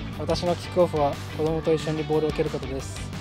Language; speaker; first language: Japanese; native; Japanese